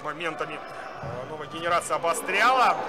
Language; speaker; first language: Russian; native; Russian